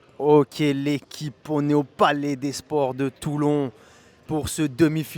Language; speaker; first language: French; native; French